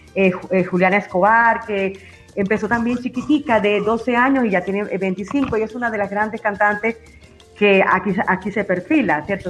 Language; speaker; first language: Spanish; native; Spanish